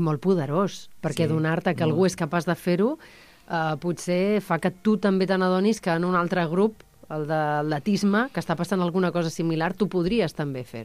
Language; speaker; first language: Catalan; native; Catalan